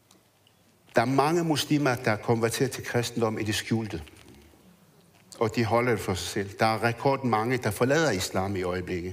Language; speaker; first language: Danish; early bilingual, other home language; Arabic